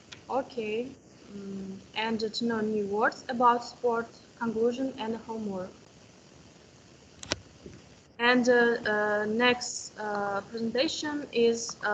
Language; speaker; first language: English; non-native, learner; Kazakh